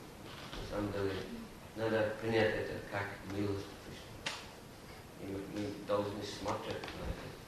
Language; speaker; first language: Russian; non-native, fluent; English